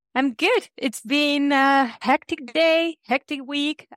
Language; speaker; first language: English; non-native, fluent; Spanish